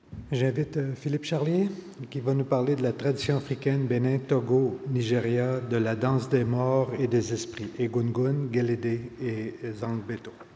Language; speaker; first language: French; native; French